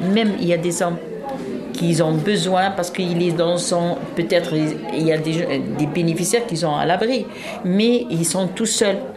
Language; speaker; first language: French; non-native, local second language; Arabic